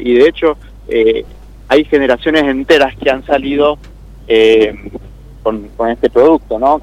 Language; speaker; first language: Spanish; native; Spanish